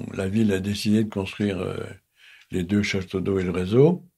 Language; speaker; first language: French; native; French